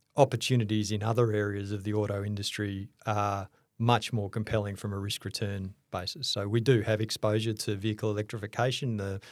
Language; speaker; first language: English; native; English